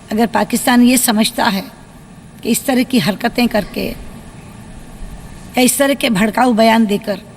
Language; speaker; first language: Hindi; native; Hindi